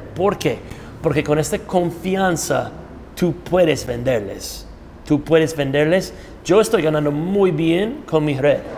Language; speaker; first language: Spanish; non-native, fluent; English